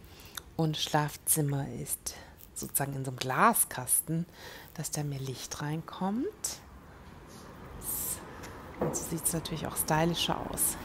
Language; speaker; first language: German; native; German